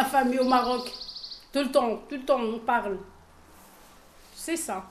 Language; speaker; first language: French; non-native, local second language; Arabic